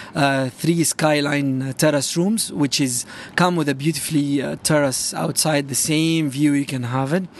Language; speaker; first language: English; non-native, fluent; Arabic